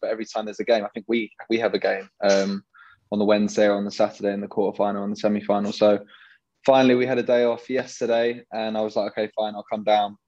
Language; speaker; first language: English; native; English